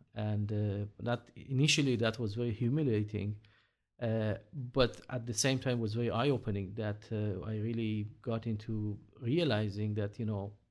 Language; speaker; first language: English; non-native, fluent; Hebrew